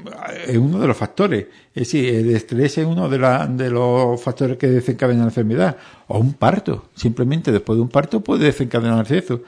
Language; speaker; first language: Spanish; native; Spanish